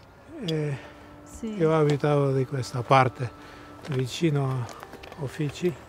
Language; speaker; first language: Italian; non-native, fluent; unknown